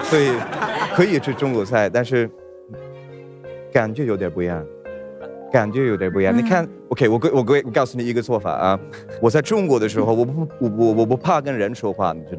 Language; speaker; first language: Chinese; non-native, fluent; Swedish